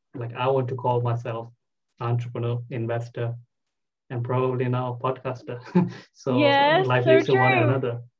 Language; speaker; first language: English; non-native, local second language; Bangla